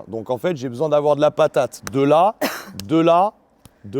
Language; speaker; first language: French; native; French